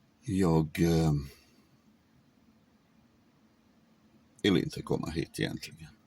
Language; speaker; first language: Swedish; non-native, fluent; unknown